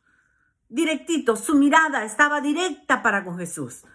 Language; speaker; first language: Spanish; native; Spanish